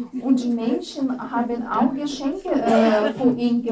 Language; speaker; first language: German; non-native, fluent; Portuguese